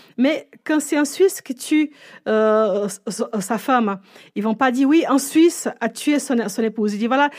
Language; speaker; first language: French; non-native, fluent; Portuguese